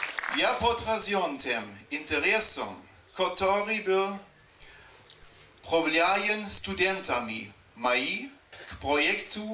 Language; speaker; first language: Russian; non-native, learner; German